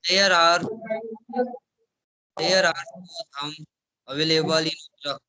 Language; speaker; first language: English; non-native, learner; Hindi